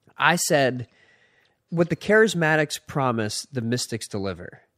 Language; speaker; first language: English; native; English